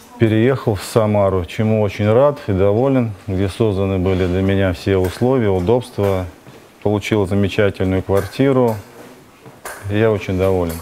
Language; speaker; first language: Russian; native; Russian